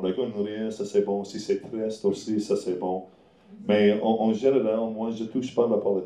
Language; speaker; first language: French; non-native, learner; English